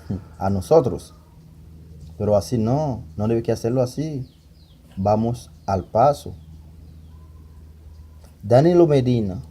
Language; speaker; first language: Spanish; non-native, learner; Haitian Creole